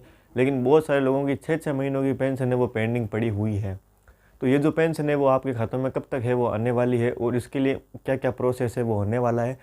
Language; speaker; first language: Hindi; non-native, local second language; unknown